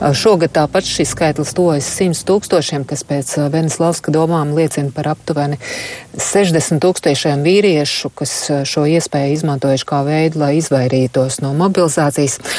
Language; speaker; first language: Latvian; native; Latvian